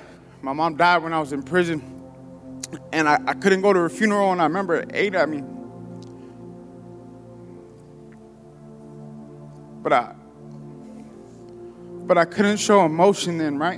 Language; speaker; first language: English; native; English